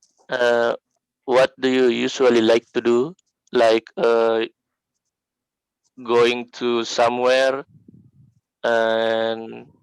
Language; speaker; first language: English; non-native, learner; Indonesian